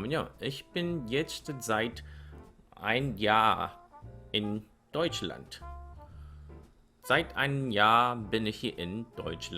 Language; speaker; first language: German; non-native, fluent; Korean